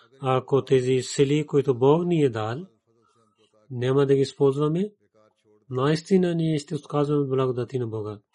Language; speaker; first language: Bulgarian; non-native, learner; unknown